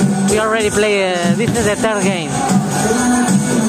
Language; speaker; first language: English; non-native, fluent; Spanish